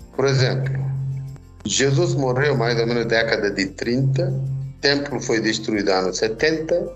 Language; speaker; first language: Portuguese; non-native, fluent; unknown